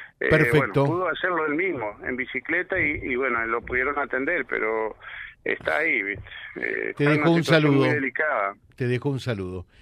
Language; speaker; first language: Spanish; native; Spanish